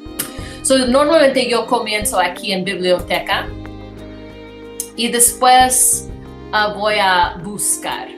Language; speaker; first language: Spanish; non-native, fluent; English